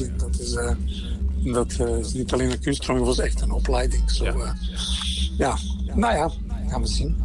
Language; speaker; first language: Dutch; non-native, fluent; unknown